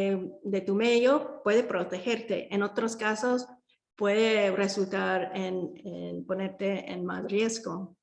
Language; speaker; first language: Spanish; early bilingual, heritage; Spanish